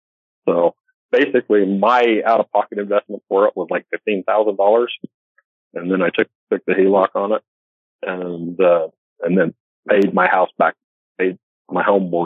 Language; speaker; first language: English; native; English